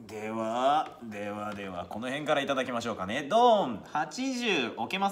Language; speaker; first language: Japanese; native; Japanese